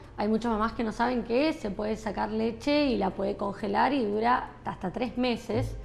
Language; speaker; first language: Spanish; native; Spanish